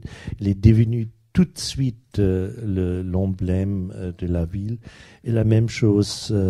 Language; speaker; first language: French; non-native, fluent; German